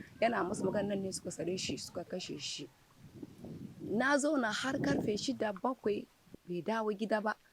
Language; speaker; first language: Hausa; non-native, local second language; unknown